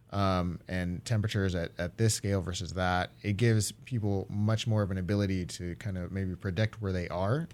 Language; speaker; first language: English; early bilingual, other home language; Japanese